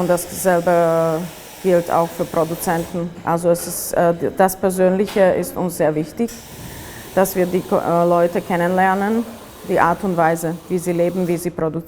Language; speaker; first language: German; non-native, fluent; Slovak